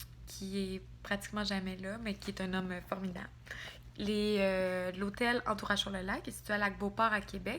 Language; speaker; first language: French; native; French